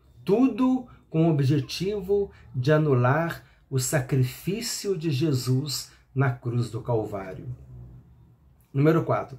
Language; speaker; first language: Portuguese; native; Portuguese